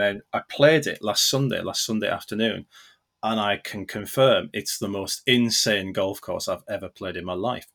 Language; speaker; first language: English; native; English